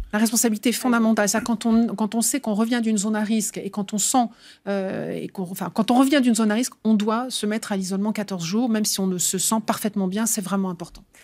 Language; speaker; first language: French; native; French